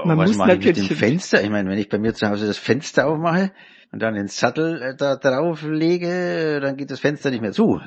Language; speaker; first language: German; native; German